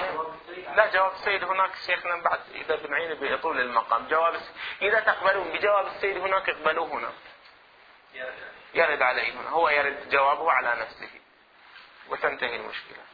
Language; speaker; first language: Arabic; native; Arabic